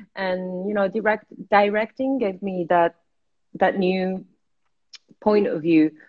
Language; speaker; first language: English; non-native, fluent; Italian